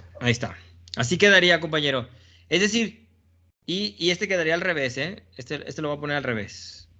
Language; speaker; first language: Spanish; native; Spanish